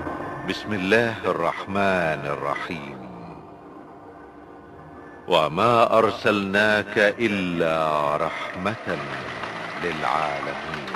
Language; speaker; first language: Arabic; native; Arabic